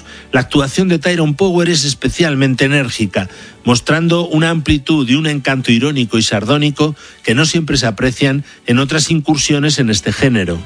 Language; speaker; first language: Spanish; native; Spanish